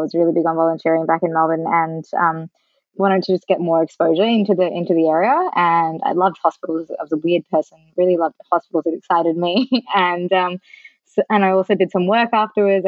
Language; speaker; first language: English; non-native, local second language; Sinhala